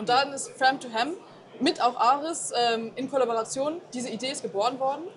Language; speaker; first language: German; native; German